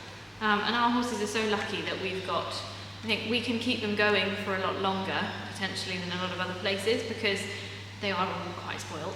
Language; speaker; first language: English; native; English